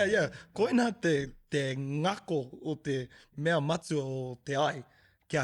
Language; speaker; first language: Māori; non-native, local second language; English